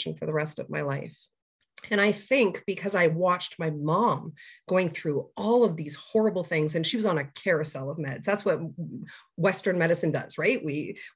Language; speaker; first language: English; native; English